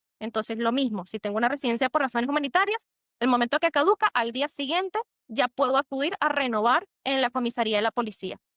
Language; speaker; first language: Spanish; native; Spanish